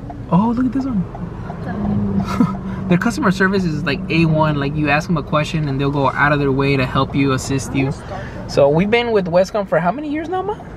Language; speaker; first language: English; early bilingual, other home language; Spanish